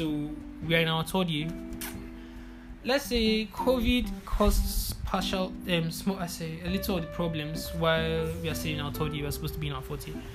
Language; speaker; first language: English; non-native, local second language; Igbo